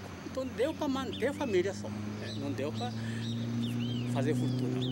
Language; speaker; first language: Portuguese; early bilingual, other home language; Japanese